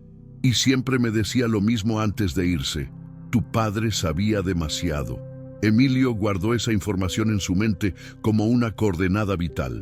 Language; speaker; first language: Spanish; native; Spanish